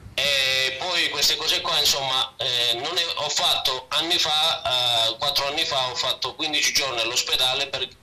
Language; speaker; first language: Italian; native; Italian